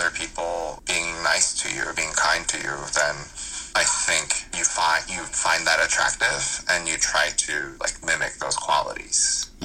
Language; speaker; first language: English; early bilingual, other home language; Korean